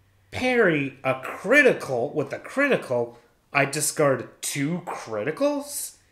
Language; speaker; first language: English; native; English